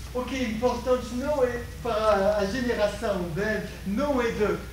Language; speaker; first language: Portuguese; non-native, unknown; French